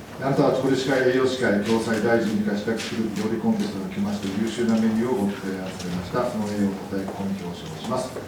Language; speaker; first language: Japanese; native; Japanese